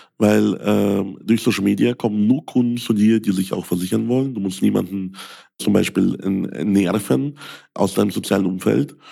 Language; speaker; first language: German; early bilingual, other home language; Russian